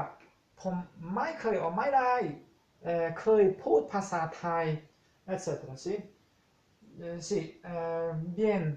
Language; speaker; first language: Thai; non-native, fluent; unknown